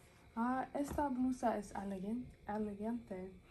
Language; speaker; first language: Spanish; non-native, learner; English